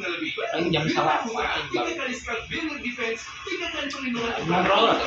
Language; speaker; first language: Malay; non-native, local second language; Sundanese